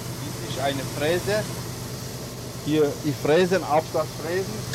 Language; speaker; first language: German; early bilingual, other home language; Turkish